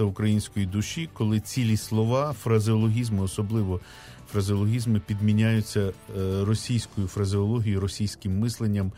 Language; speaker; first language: Ukrainian; native; Ukrainian